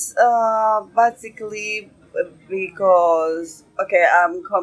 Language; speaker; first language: English; non-native, learner; Spanish